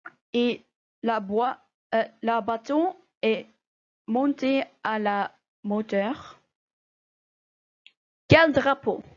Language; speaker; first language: French; non-native, local second language; Dutch